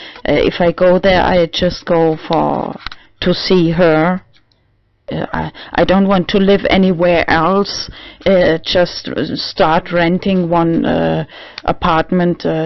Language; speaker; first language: English; non-native, learner; German